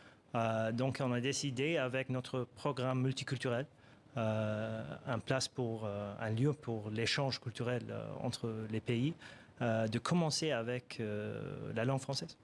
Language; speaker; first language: French; non-native, fluent; Arabic